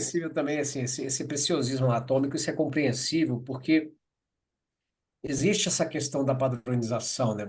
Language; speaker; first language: Portuguese; native; Portuguese